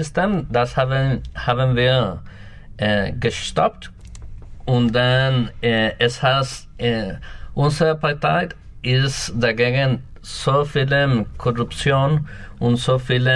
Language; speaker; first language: German; non-native, learner; Spanish